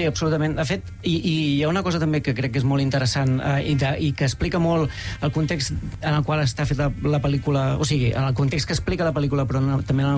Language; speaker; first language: Catalan; native; Catalan